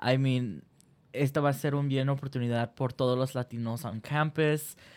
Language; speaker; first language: Spanish; early bilingual, heritage; Spanish